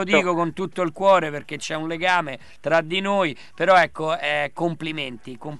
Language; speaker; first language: Italian; native; Italian